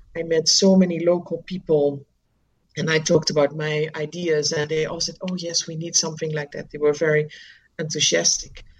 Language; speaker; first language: English; non-native, fluent; Dutch